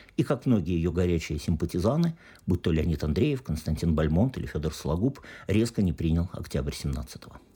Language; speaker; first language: Russian; native; Russian